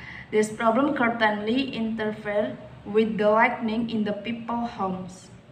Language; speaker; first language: English; non-native, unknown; Indonesian